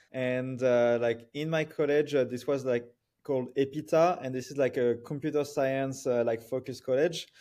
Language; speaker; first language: English; non-native, fluent; French